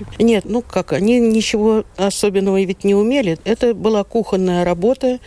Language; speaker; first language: Russian; native; Russian